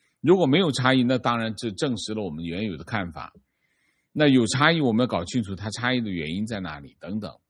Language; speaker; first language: Chinese; native; Chinese